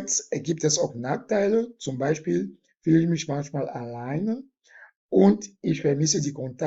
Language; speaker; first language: German; non-native, fluent; French